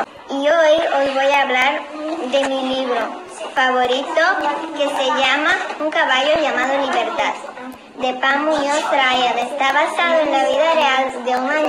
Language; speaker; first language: Spanish; non-native, learner; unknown